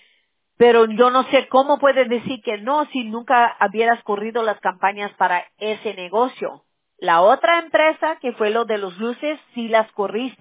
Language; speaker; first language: Spanish; early bilingual, heritage; Spanish